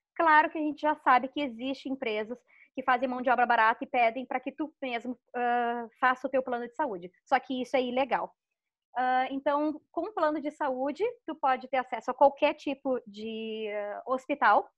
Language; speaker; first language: Portuguese; native; Portuguese